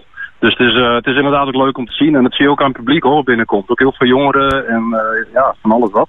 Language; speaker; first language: Dutch; native; Dutch